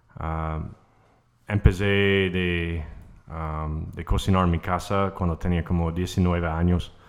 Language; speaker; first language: Spanish; non-native, fluent; English